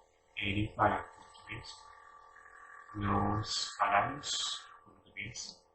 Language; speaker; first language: Portuguese; non-native, learner; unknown